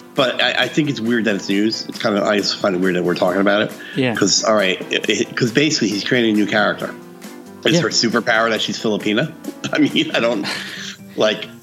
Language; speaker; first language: English; early bilingual, other home language; Filipino